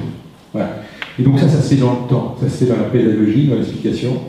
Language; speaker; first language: French; native; French